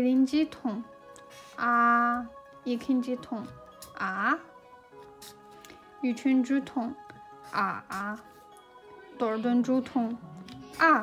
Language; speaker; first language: Turkish; non-native, learner; Chinese